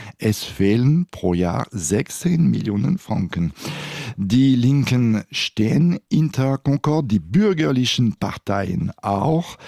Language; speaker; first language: German; non-native, local second language; French